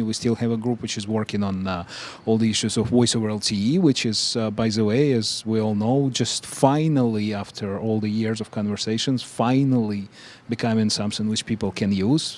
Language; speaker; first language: English; non-native, fluent; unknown